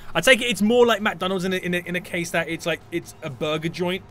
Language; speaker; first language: English; native; English